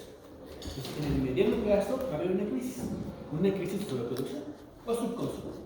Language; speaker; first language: Spanish; native; Spanish